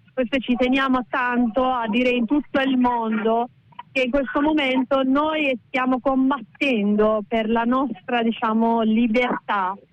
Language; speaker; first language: Italian; non-native, fluent; Persian